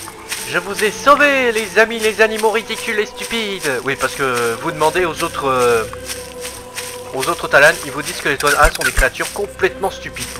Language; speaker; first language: French; native; French